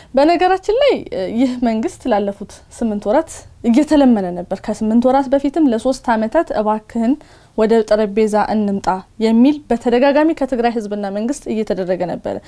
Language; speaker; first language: Amharic; non-native, local second language; Tigrinya